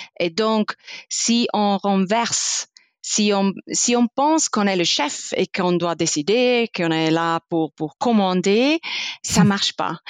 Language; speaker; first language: French; non-native, fluent; Italian